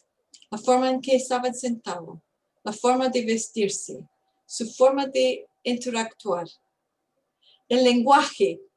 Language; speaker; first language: Spanish; non-native, fluent; English